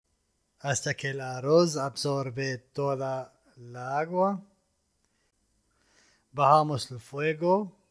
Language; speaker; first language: Spanish; non-native, fluent; Arabic